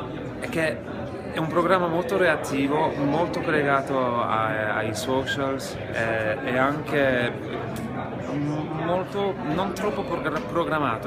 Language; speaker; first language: Italian; non-native, fluent; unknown